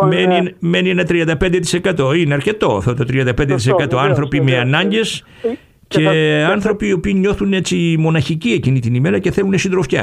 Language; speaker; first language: Greek; native; Greek